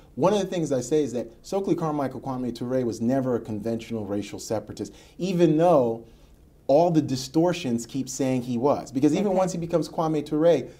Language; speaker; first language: English; native; English